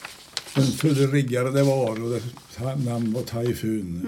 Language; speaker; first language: Swedish; native; Swedish